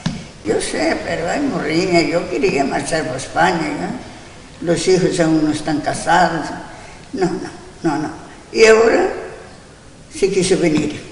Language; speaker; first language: Spanish; non-native, local second language; Galician